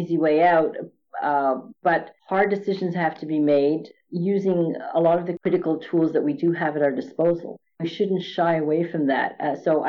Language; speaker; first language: English; native; English